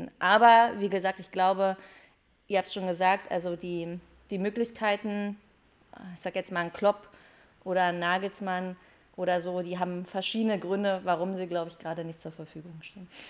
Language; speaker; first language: German; native; German